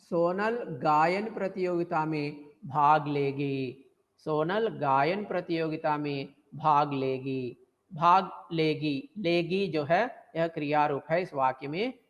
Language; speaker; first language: Hindi; non-native, local second language; Telugu